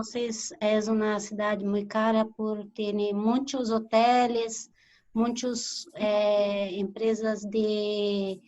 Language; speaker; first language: Spanish; non-native, learner; Portuguese